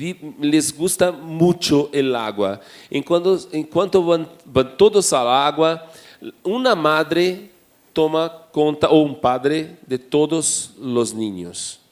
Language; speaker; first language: Spanish; non-native, fluent; Portuguese